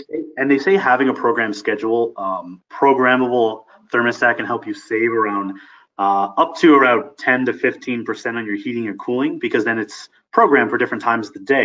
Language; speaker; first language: English; native; English